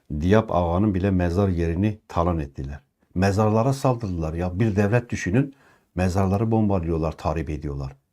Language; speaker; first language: Turkish; non-native, local second language; Kurdish